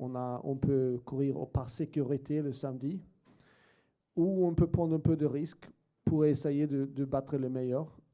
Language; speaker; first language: French; non-native, fluent; Swedish